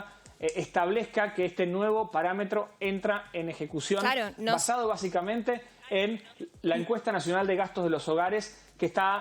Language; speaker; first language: Spanish; native; Spanish